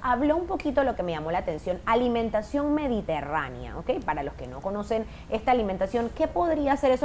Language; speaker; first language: Spanish; native; Spanish